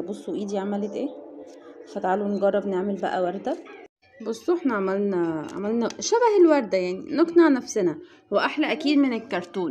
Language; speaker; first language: Arabic; native; Arabic